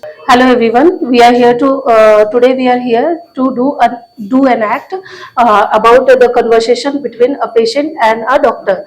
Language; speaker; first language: English; non-native, learner; Hindi